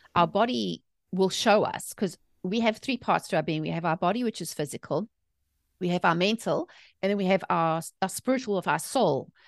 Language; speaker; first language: English; native; English